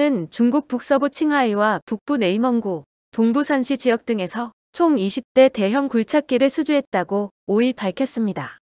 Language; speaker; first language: Korean; native; Korean